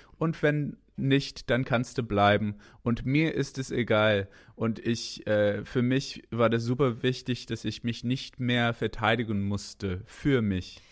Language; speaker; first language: German; non-native, fluent; English